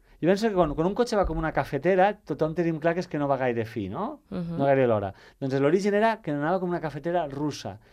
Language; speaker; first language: Catalan; native; Catalan